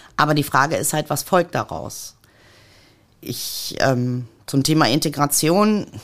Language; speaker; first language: German; native; German